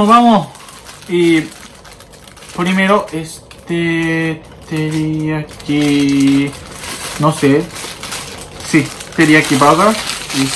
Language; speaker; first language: Spanish; non-native, learner; Japanese